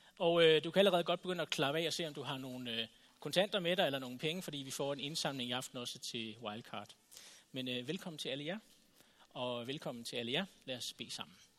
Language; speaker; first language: Danish; native; Danish